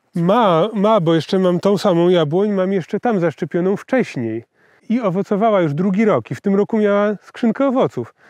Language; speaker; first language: Polish; native; Polish